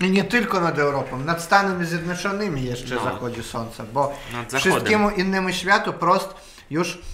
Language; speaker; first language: Polish; non-native, learner; Russian